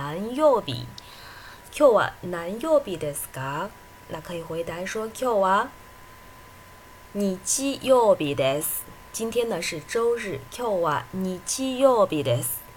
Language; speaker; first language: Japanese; non-native, fluent; Chinese